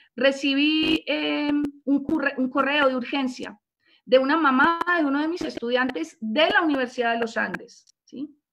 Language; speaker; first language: Spanish; native; Spanish